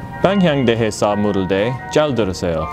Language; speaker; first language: Korean; non-native, learner; English